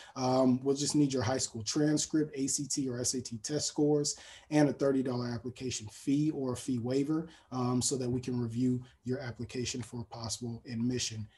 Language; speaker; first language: English; native; English